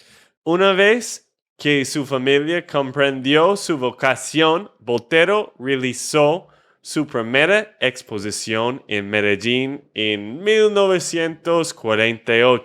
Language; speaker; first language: Spanish; non-native, fluent; English